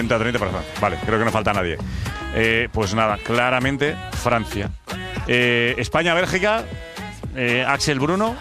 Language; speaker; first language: Spanish; native; Spanish